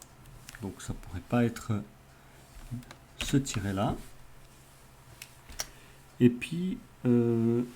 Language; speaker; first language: French; native; French